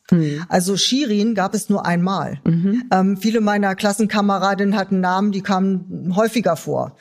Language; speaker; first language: German; native; German